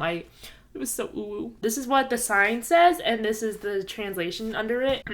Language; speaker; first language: English; native; English